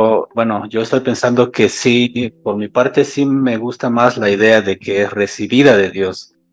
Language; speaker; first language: Spanish; non-native, local second language; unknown